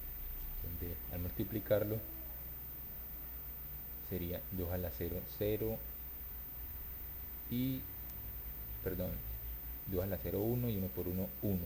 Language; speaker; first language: Spanish; native; Spanish